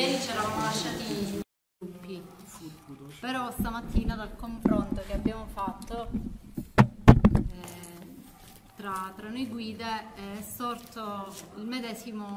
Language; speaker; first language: Italian; native; Italian